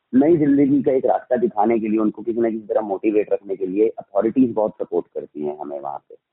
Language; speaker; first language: Hindi; native; Hindi